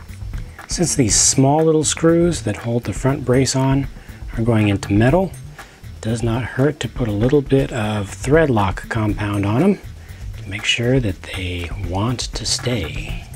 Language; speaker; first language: English; native; English